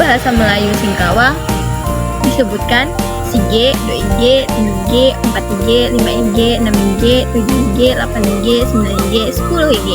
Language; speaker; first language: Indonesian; non-native, local second language; Malay